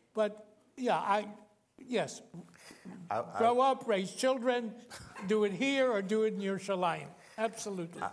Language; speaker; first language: English; native; English